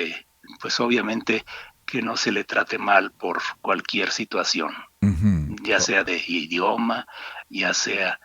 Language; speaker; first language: Spanish; native; Spanish